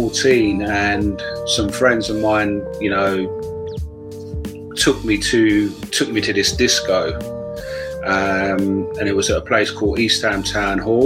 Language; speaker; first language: English; native; English